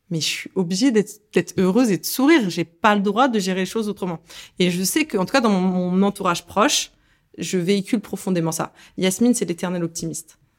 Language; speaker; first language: French; early bilingual, other home language; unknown